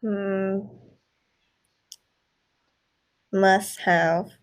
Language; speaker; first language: English; non-native, learner; Vietnamese